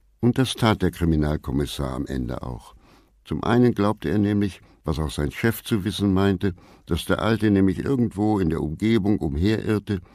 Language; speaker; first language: German; native; German